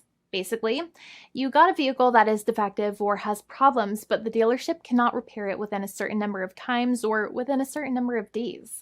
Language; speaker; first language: English; native; English